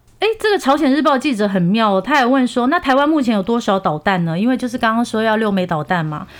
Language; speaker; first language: Chinese; non-native, fluent; Korean